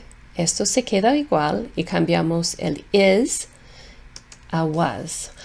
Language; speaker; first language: Spanish; non-native, fluent; English